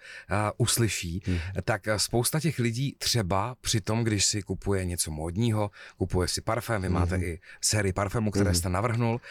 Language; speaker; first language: Czech; native; Czech